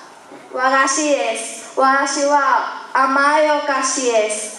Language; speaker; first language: Japanese; non-native, learner; Spanish